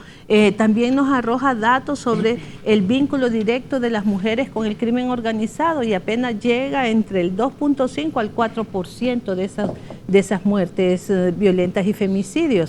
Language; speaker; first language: Spanish; native; Spanish